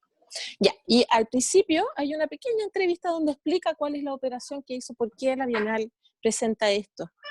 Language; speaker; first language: Spanish; native; Spanish